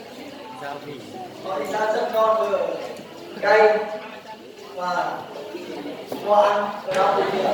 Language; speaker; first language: Vietnamese; non-native, learner; Lao